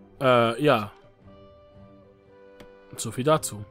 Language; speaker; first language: German; native; German